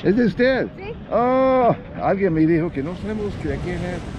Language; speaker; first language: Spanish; non-native, fluent; English